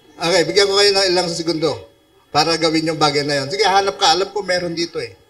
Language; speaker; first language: Filipino; non-native, local second language; Iloko